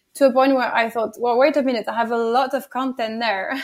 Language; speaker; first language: English; non-native, fluent; French